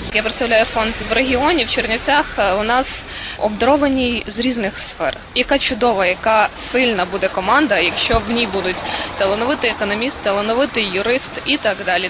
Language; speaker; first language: Ukrainian; native; Ukrainian